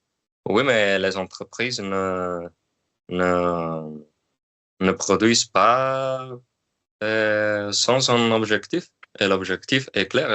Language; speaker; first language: French; non-native, learner; Spanish